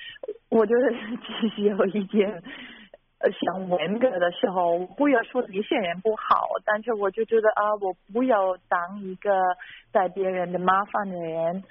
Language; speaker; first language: Chinese; non-native, fluent; German